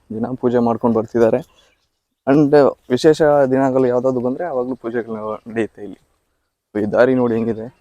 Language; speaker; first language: Kannada; non-native, local second language; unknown